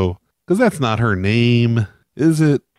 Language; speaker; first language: English; native; English